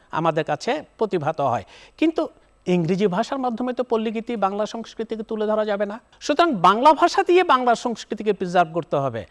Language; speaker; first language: Bangla; native; Bangla